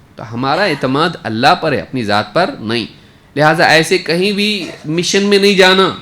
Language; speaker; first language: Urdu; native; Urdu